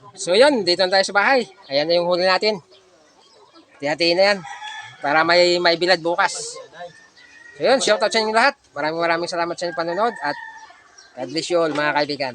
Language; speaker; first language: Filipino; non-native, local second language; Bikol